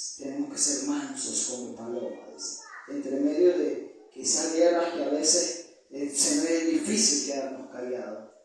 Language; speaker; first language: Spanish; native; Spanish